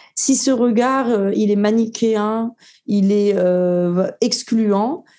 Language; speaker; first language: French; native; French